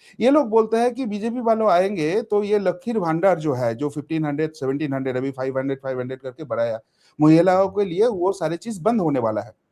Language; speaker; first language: Hindi; non-native, local second language; Bangla